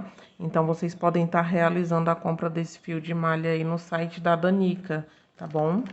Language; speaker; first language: Portuguese; native; Portuguese